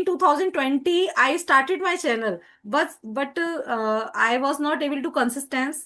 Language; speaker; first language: English; non-native, learner; Hindi